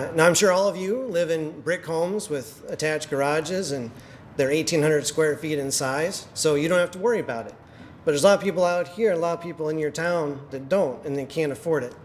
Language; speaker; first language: English; native; English